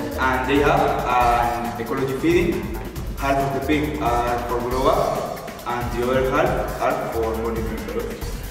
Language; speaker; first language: English; non-native, learner; Spanish